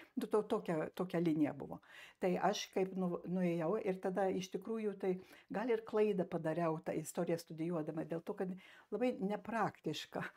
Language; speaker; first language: Lithuanian; early bilingual, heritage; Lithuanian